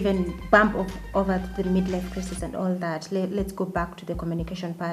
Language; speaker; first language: English; non-native, local second language; Swahili